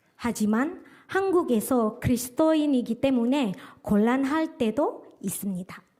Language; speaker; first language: Korean; non-native, fluent; Indonesian